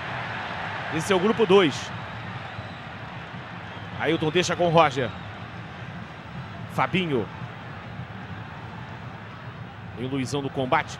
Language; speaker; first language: Portuguese; native; Portuguese